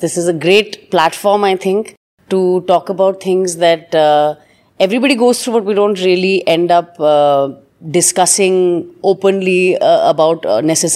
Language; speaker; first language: English; non-native, local second language; Hindi